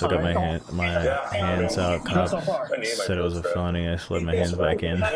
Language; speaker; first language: English; native; English